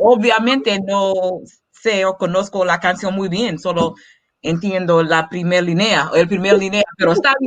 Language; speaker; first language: Spanish; non-native, learner; English